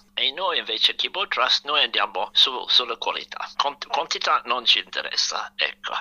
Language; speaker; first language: Italian; non-native, fluent; English